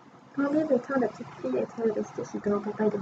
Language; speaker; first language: French; native; French